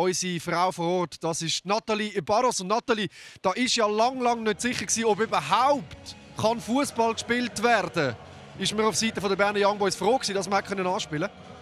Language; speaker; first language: German; native; German